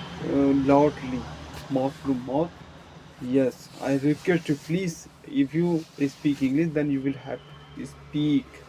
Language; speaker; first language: English; non-native, learner; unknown